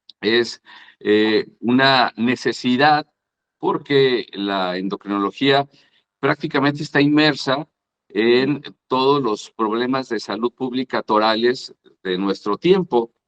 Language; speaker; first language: Spanish; native; Spanish